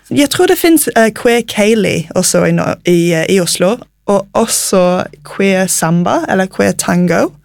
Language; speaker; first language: Norwegian; non-native, fluent; English